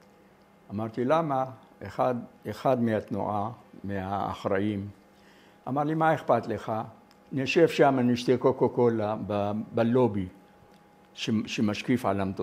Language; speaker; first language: Hebrew; non-native, fluent; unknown